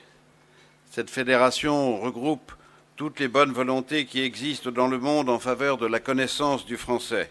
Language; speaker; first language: French; native; French